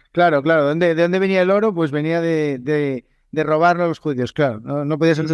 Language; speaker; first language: Spanish; native; Spanish